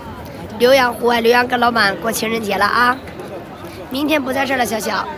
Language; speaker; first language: Chinese; native; Chinese